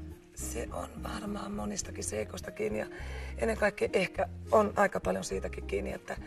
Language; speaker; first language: Finnish; native; Finnish